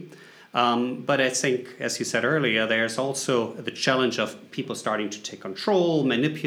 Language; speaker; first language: English; non-native, fluent; German